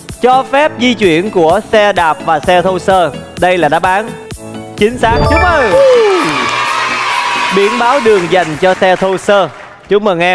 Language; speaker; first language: Vietnamese; native; Vietnamese